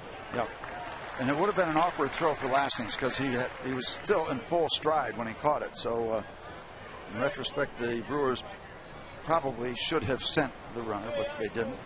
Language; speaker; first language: English; native; English